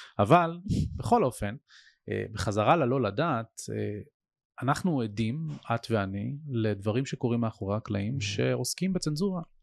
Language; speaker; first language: Hebrew; native; Hebrew